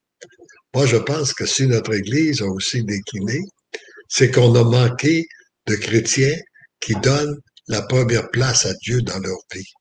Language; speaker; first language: French; native; French